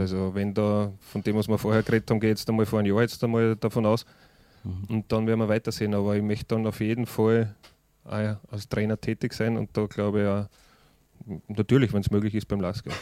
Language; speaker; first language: German; native; German